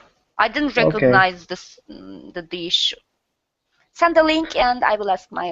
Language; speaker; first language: English; non-native, learner; Turkish